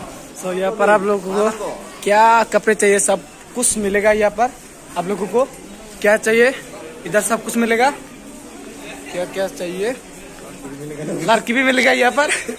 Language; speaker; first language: Hindi; non-native, local second language; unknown